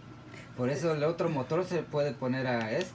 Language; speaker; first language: Spanish; native; Spanish